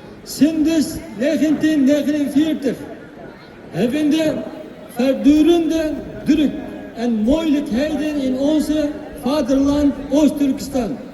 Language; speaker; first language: Dutch; non-native, fluent; Uyghur